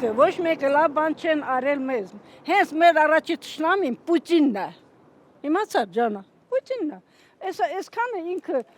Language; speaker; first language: Armenian; native; Armenian